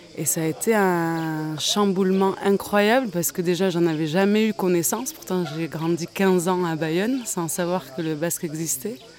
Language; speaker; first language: French; native; French